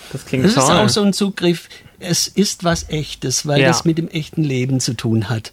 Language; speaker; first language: German; native; German